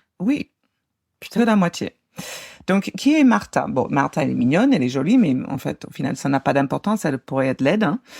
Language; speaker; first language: French; non-native, fluent; English